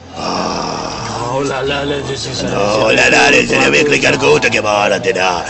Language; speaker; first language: German; native; German